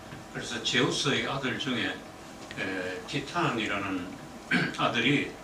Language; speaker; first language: Korean; native; Korean